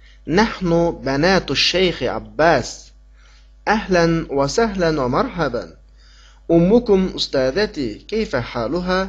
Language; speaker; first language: Arabic; non-native, fluent; Uyghur